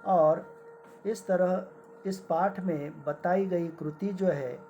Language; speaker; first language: Hindi; non-native, local second language; Marathi